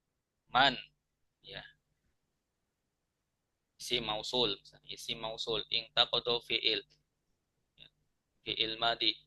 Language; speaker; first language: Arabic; non-native, fluent; Indonesian